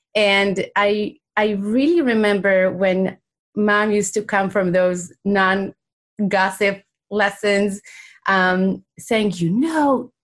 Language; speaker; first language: English; non-native, fluent; Hebrew